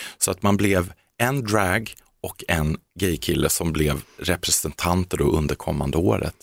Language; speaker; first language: Swedish; native; Swedish